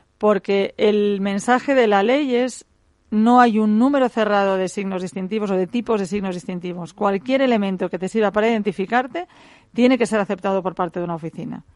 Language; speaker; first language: Spanish; native; Spanish